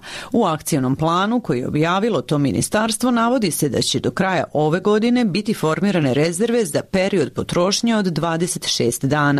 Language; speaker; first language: Serbian; native; Serbian